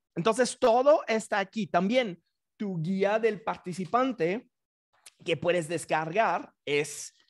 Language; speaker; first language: Spanish; non-native, fluent; English